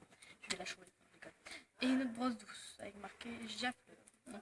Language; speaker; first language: French; native; French